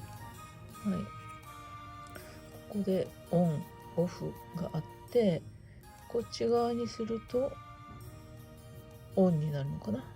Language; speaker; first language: Japanese; native; Japanese